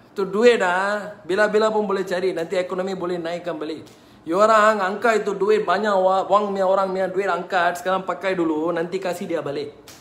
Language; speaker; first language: Malay; non-native, local second language; Tamil